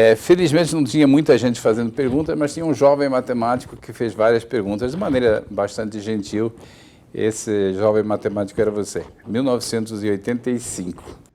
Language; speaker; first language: Portuguese; native; Portuguese